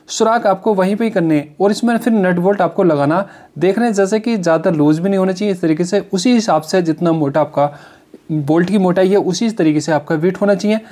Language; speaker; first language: Hindi; native; Hindi